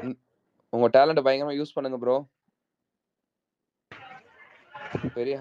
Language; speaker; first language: Tamil; native; Tamil